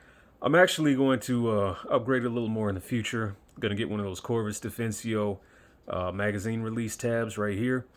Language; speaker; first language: English; native; English